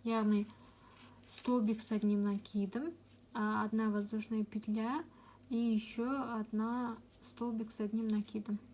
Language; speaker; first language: Russian; non-native, local second language; Kazakh